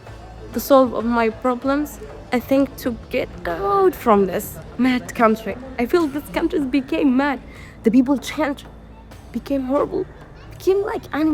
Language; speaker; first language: English; non-native, learner; Arabic